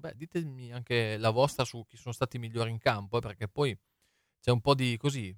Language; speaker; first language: Italian; native; Italian